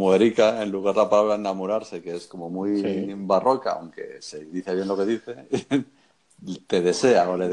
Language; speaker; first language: Spanish; native; Spanish